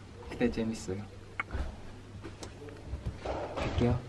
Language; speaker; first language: Korean; non-native, fluent; Thai